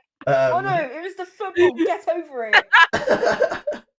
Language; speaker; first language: English; native; English